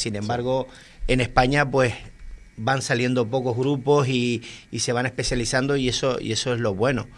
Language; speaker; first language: Spanish; native; Spanish